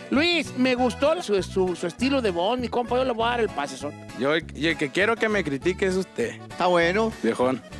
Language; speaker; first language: Spanish; native; Spanish